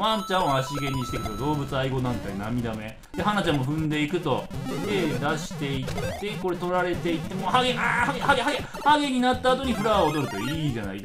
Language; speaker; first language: Japanese; native; Japanese